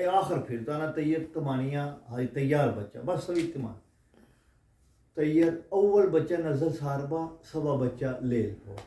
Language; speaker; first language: Arabic; non-native, learner; Urdu